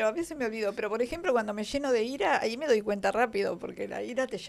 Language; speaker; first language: Spanish; native; Spanish